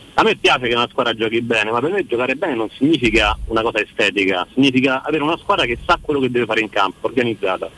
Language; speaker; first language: Italian; native; Italian